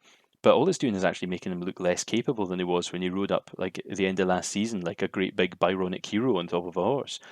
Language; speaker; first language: English; native; English